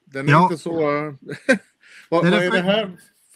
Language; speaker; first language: Swedish; native; Swedish